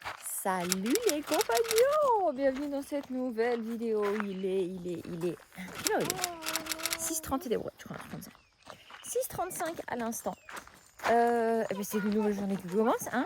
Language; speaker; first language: French; native; French